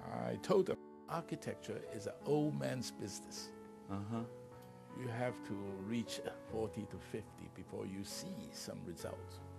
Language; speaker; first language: English; non-native, fluent; Chinese